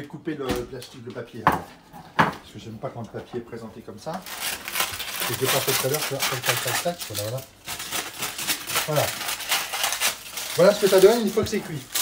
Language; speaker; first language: French; native; French